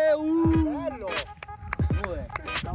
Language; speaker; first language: Italian; non-native, learner; Spanish